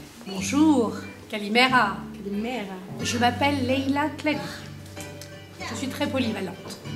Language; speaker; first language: French; non-native, fluent; Greek